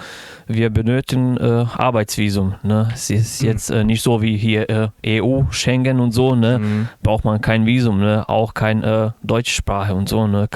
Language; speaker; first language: German; non-native, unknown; Bosnian